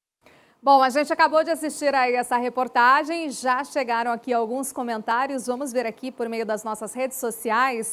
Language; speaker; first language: Portuguese; native; Portuguese